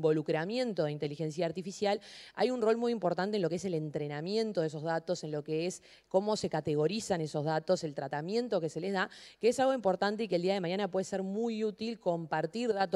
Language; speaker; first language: Spanish; native; Spanish